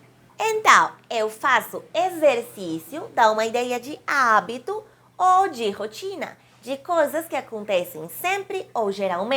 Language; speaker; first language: Portuguese; non-native, fluent; Spanish